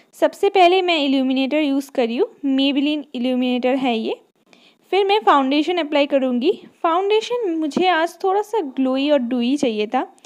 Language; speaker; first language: Hindi; non-native, local second language; Bangla